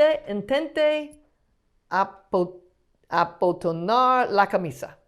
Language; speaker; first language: Spanish; non-native, learner; English